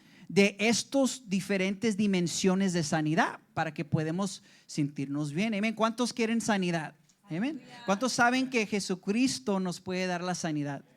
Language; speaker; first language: Spanish; early bilingual, heritage; English